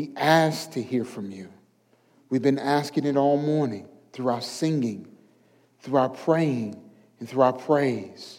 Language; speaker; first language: English; native; English